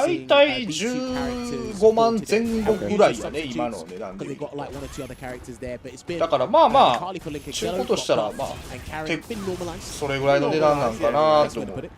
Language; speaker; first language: Japanese; native; Japanese